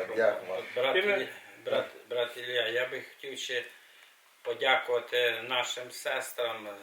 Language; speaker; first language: Ukrainian; native; Ukrainian